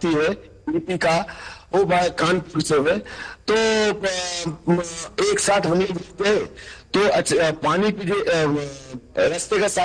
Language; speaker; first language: Hindi; non-native, local second language; Bangla